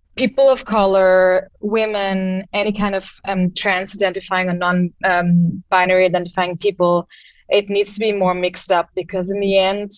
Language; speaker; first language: English; non-native, fluent; German